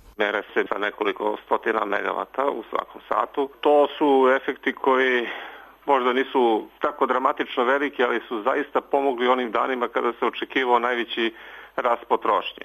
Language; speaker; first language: Croatian; native; Croatian